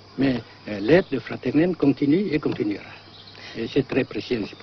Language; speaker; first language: French; non-native, fluent; Vietnamese